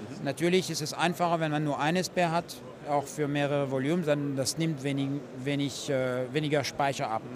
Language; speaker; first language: German; non-native, fluent; French